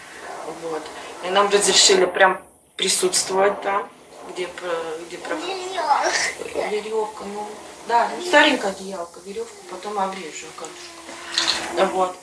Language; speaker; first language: Russian; native; Russian